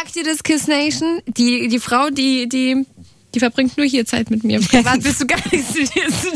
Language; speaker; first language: German; native; German